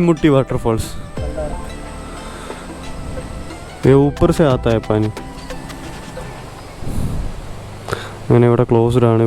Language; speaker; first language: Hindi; non-native, local second language; Malayalam